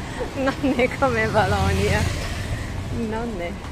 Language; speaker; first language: Italian; non-native, learner; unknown